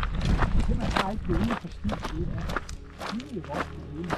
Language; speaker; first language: Danish; native; Danish